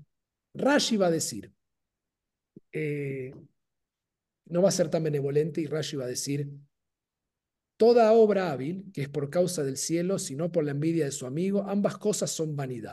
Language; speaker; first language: Spanish; native; Spanish